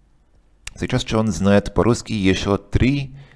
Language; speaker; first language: Russian; non-native, learner; English